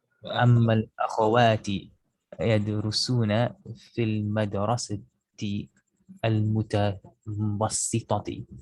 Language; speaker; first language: Arabic; non-native, learner; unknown